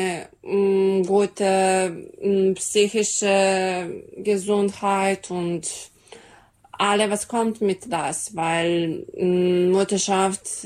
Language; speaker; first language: German; non-native, learner; Serbian